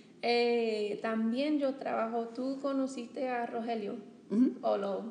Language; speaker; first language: Spanish; non-native, fluent; English